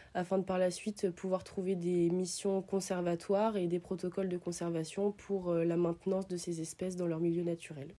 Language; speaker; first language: French; early bilingual, other home language; Italian